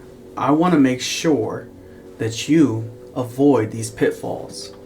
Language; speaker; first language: English; native; English